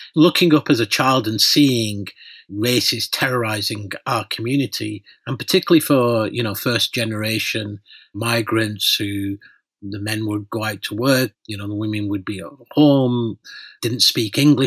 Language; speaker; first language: English; native; English